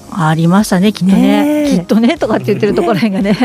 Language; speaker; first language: Japanese; native; Japanese